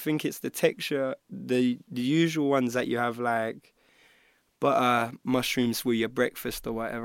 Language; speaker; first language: English; native; English